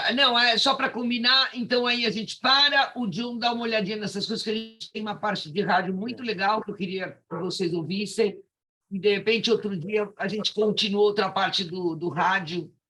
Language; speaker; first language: Portuguese; native; Portuguese